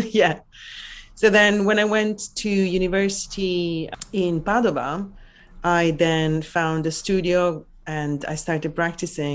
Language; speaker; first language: English; non-native, fluent; Italian